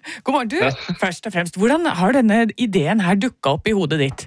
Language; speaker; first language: Norwegian; native; Norwegian